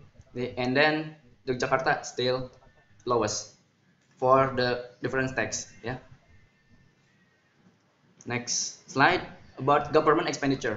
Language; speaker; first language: English; non-native, learner; Indonesian